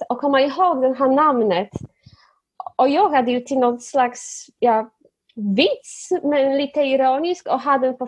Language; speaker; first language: Swedish; non-native, fluent; Polish